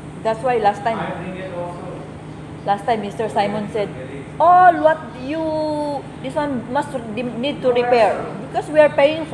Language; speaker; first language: English; non-native, local second language; Filipino